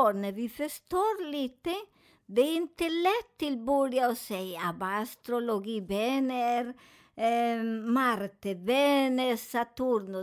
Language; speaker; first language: Swedish; non-native, learner; Spanish